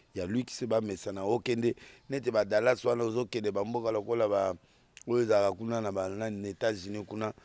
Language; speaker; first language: Lingala; native; Lingala